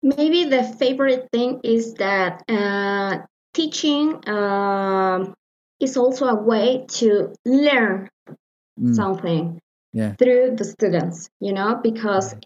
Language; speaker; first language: English; non-native, learner; Spanish